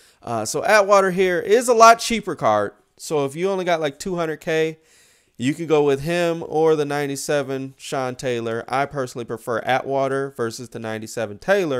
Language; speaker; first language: English; native; English